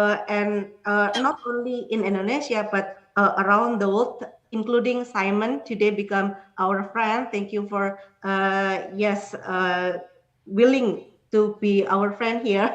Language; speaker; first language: English; non-native, fluent; Indonesian